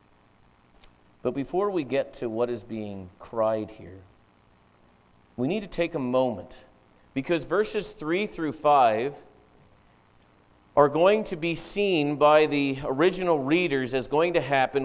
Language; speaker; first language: English; native; English